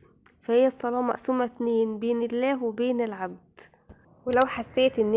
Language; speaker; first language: Arabic; native; Arabic